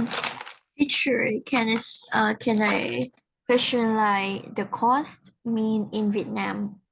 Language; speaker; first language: English; non-native, learner; Vietnamese